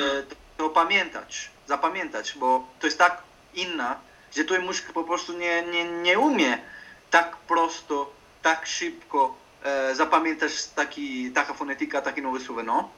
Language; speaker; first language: Polish; non-native, fluent; Italian